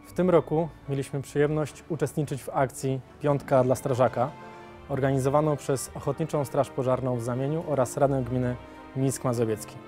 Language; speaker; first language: Polish; native; Polish